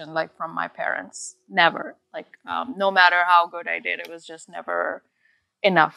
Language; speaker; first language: English; non-native, local second language; Urdu